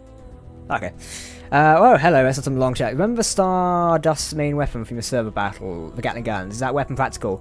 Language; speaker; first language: English; native; English